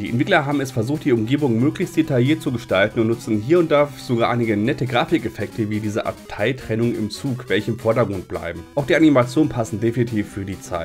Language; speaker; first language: German; native; German